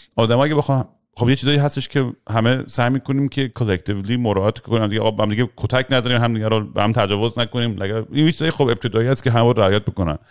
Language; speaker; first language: Persian; early bilingual, heritage; Persian